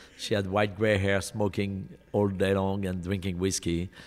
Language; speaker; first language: English; non-native, fluent; French